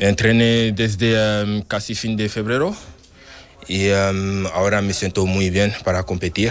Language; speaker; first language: Spanish; non-native, learner; French